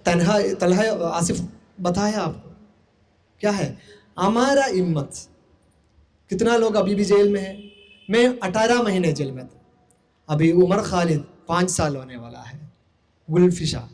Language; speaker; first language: Hindi; non-native, local second language; Malayalam